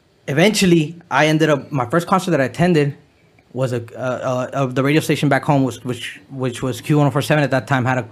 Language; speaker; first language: English; early bilingual, other home language; Spanish